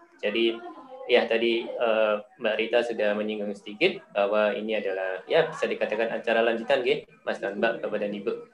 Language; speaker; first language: Indonesian; native; Indonesian